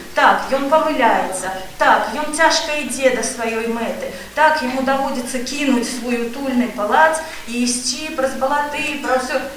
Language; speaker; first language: Belarusian; non-native, local second language; Russian